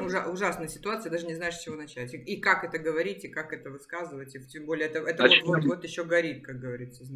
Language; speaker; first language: Russian; native; Russian